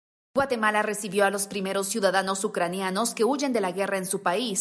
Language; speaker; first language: Spanish; native; Spanish